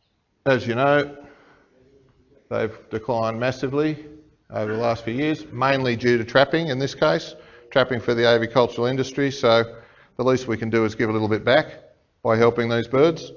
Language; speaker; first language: English; native; English